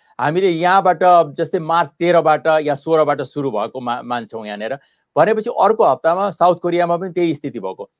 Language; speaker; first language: Nepali; native; Nepali